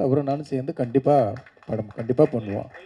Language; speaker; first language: Tamil; native; Tamil